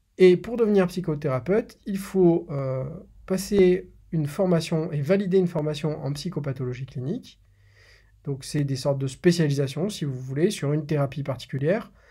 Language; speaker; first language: French; native; French